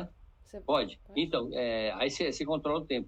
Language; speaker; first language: Portuguese; native; Portuguese